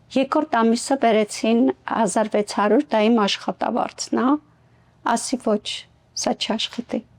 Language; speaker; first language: Armenian; native; Armenian